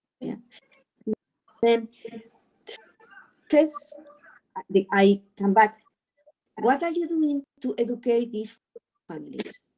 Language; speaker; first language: English; non-native, learner; Spanish